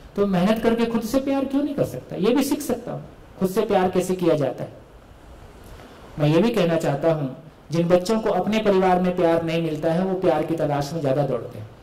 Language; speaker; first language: Hindi; native; Hindi